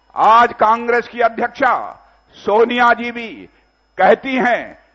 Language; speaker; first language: Hindi; native; Hindi